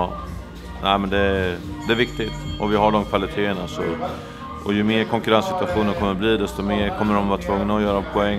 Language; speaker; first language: Swedish; native; Swedish